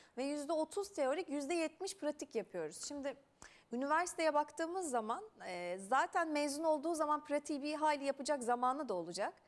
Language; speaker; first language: Turkish; native; Turkish